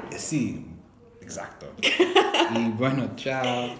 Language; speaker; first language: Spanish; non-native, fluent; English